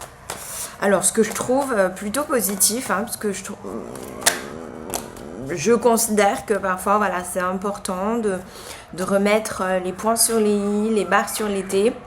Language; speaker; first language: French; native; French